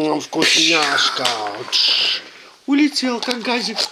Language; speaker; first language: Russian; early bilingual, heritage; Russian